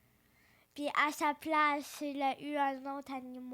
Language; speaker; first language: French; early bilingual, other home language; Ukrainian